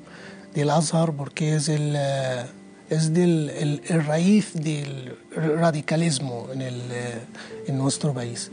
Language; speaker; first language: Spanish; non-native, learner; Arabic